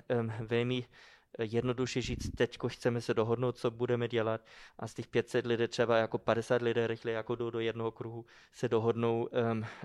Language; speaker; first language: Czech; non-native, fluent; German